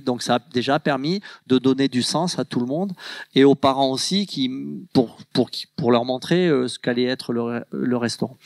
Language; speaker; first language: French; native; French